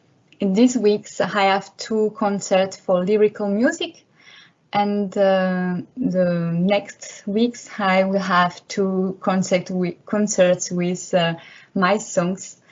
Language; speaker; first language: English; non-native, learner; French